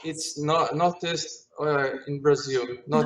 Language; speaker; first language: English; non-native, learner; Portuguese